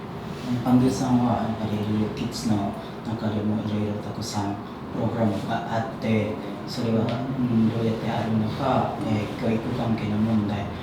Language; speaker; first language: Japanese; non-native, fluent; Indonesian